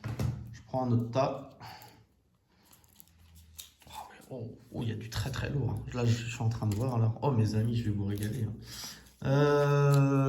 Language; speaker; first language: French; native; French